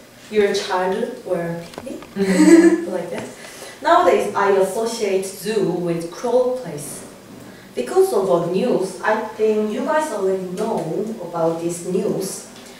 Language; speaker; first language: English; non-native, learner; Korean